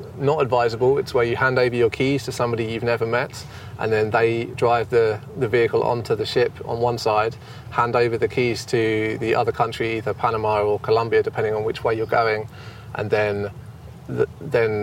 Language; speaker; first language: English; native; English